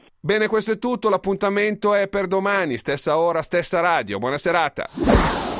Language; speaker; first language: Italian; native; Italian